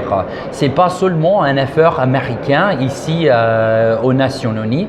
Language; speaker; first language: French; non-native, fluent; English